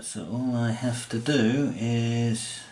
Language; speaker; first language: English; native; English